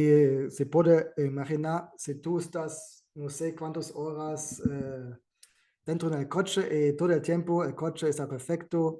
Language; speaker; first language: Spanish; non-native, fluent; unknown